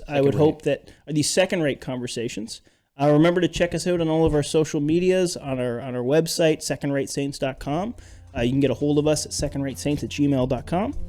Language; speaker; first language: English; native; English